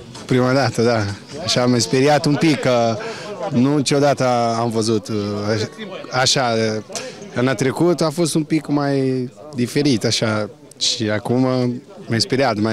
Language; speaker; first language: Romanian; non-native, learner; Portuguese